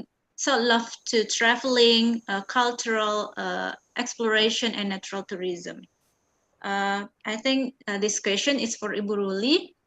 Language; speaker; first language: English; non-native, fluent; Indonesian